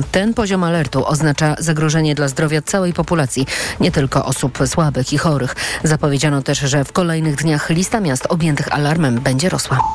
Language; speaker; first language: Polish; native; Polish